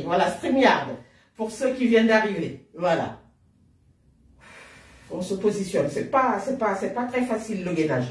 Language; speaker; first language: French; native; French